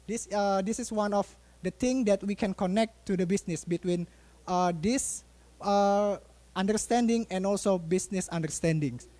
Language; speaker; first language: English; non-native, fluent; Indonesian